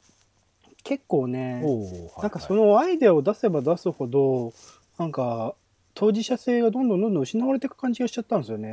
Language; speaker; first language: Japanese; native; Japanese